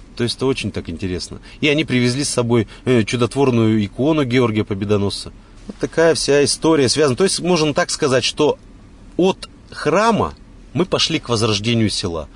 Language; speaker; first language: Russian; native; Russian